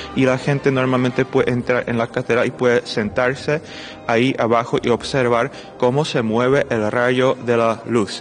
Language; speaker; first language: Spanish; non-native, fluent; Czech